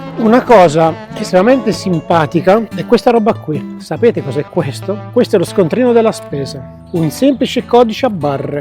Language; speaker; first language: Italian; native; Italian